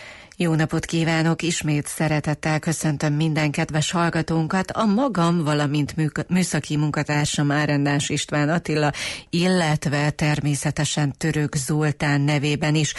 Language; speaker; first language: Hungarian; native; Hungarian